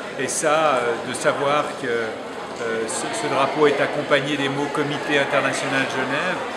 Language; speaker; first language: French; native; French